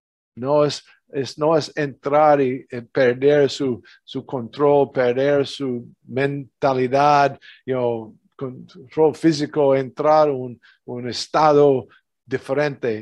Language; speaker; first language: Spanish; non-native, fluent; English